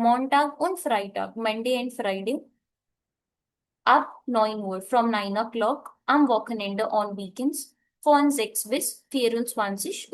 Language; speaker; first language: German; non-native, fluent; Hindi